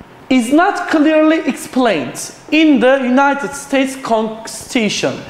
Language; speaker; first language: English; non-native, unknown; Turkish